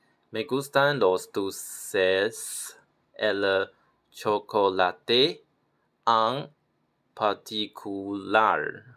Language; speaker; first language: Spanish; non-native, learner; Chinese